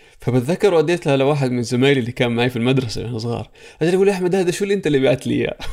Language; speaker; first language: Arabic; native; Arabic